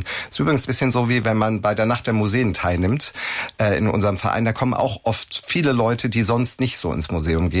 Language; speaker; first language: German; native; German